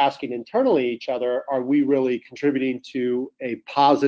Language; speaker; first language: English; native; English